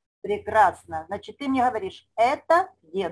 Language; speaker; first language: Russian; non-native, fluent; Spanish